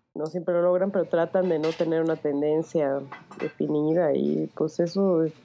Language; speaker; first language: Spanish; native; Spanish